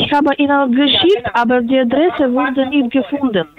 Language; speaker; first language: German; non-native, fluent; Polish